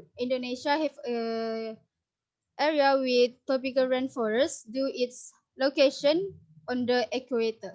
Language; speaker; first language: English; non-native, learner; Indonesian